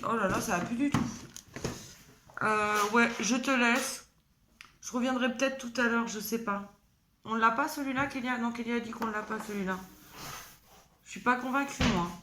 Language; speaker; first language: French; native; French